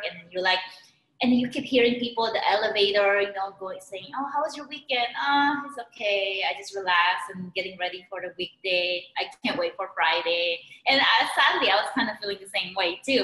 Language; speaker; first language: English; non-native, local second language; Filipino